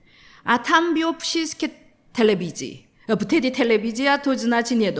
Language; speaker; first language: Polish; non-native, learner; Korean